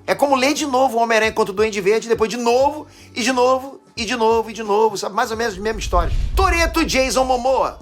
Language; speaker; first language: Portuguese; native; Portuguese